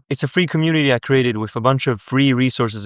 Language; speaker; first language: English; native; English